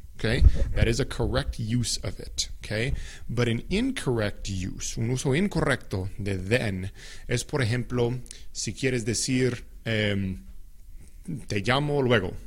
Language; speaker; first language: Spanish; non-native, fluent; English